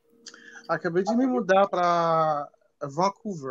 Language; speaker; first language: Portuguese; non-native, fluent; French